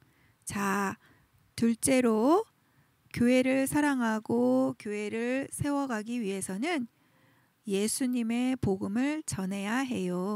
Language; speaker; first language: Korean; native; Korean